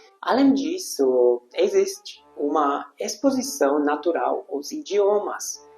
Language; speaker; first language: Portuguese; non-native, fluent; Hungarian